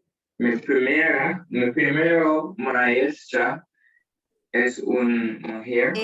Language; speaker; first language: Spanish; non-native, learner; English